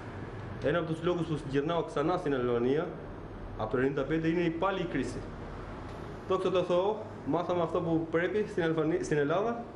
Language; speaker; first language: Greek; non-native, fluent; Albanian